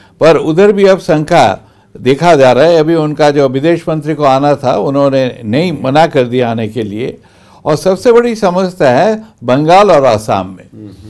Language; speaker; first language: Hindi; non-native, local second language; Bangla